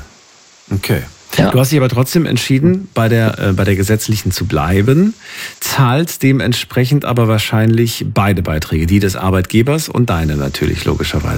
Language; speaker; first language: German; native; German